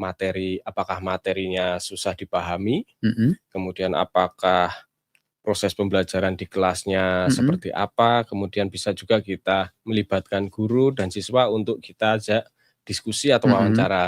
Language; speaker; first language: Indonesian; native; Indonesian